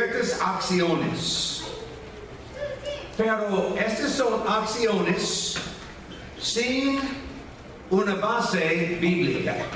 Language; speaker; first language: Spanish; non-native, fluent; English